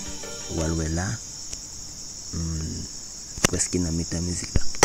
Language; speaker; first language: French; non-native, learner; Haitian Creole